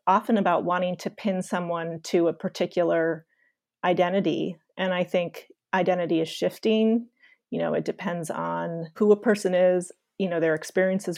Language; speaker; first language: English; native; English